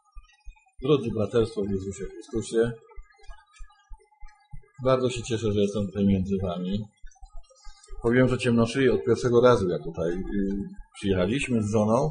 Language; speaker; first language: Polish; native; Polish